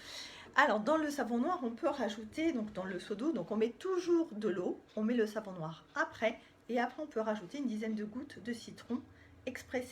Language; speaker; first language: French; native; French